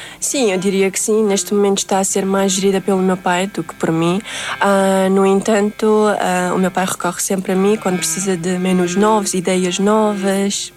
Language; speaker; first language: Portuguese; early bilingual, other home language; Uzbek